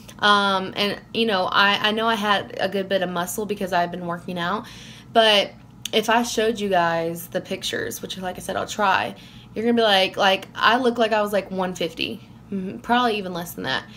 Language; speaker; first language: English; native; English